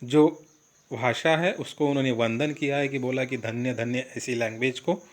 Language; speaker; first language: Hindi; non-native, local second language; Marathi